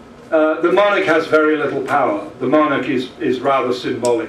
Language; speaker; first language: English; native; English